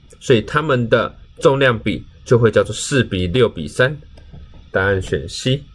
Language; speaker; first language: Chinese; native; Chinese